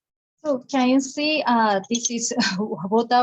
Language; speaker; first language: English; non-native, learner; Japanese